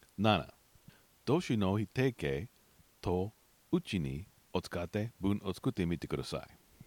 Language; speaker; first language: Japanese; non-native, learner; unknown